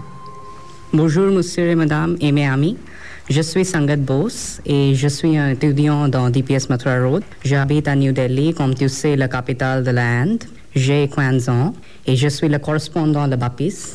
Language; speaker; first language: French; non-native, learner; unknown